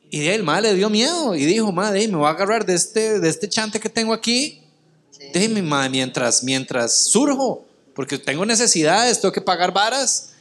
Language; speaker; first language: Spanish; native; Spanish